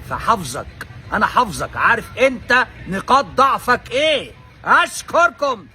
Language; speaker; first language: Egyptian Arabic; native; Egyptian Arabic